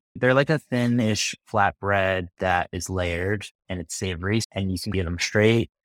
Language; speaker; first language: English; native; English